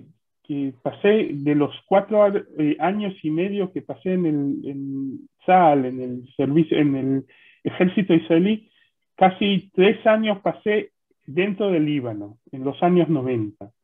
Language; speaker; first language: Spanish; non-native, fluent; Hebrew